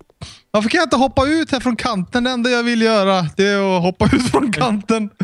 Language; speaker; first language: Swedish; native; Swedish